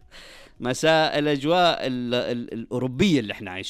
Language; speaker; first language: Arabic; native; Arabic